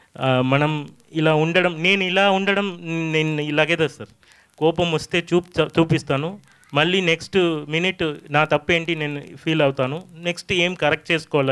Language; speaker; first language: Telugu; non-native, fluent; Tamil